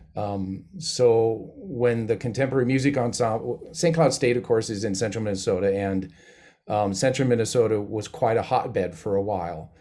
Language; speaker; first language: English; native; English